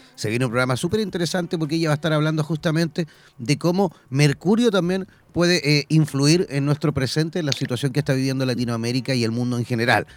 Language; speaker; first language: Spanish; native; Spanish